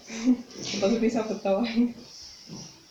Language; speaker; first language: French; non-native, learner; Spanish